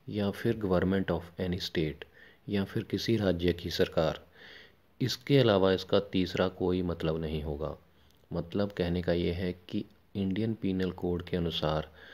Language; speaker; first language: Hindi; non-native, local second language; Punjabi